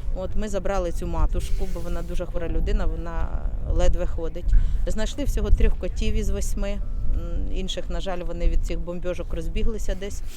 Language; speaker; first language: Ukrainian; native; Ukrainian